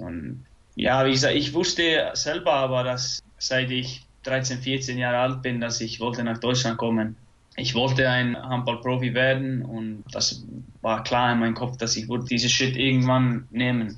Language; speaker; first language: German; non-native, fluent; Icelandic